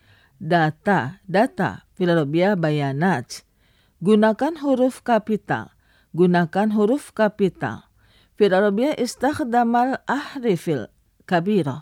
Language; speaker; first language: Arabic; non-native, fluent; Indonesian